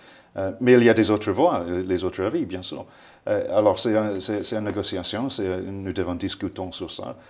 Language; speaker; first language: French; non-native, fluent; English